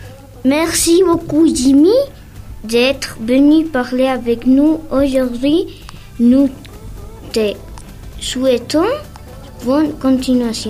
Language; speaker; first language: French; non-native, learner; Spanish